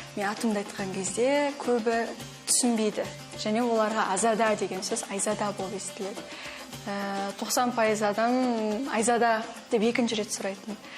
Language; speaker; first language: Kazakh; non-native, local second language; Uzbek